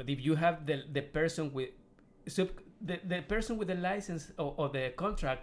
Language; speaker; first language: English; non-native, learner; Spanish